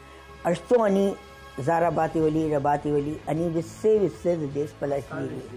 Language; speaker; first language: Russian; non-native, fluent; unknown